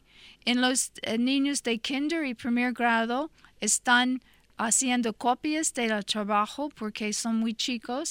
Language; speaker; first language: Spanish; non-native, fluent; English